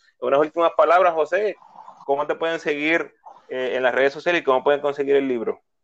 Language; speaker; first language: Spanish; native; Spanish